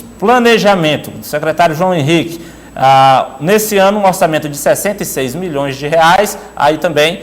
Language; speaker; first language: Portuguese; native; Portuguese